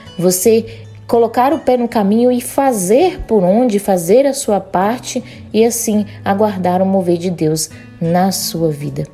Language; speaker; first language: Portuguese; native; Portuguese